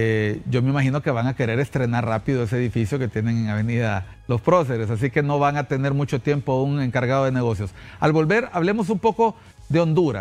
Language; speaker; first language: Spanish; native; Spanish